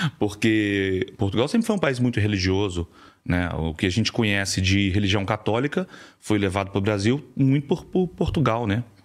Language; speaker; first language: Portuguese; native; Portuguese